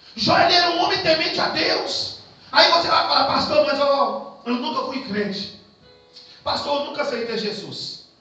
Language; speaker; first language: Portuguese; native; Portuguese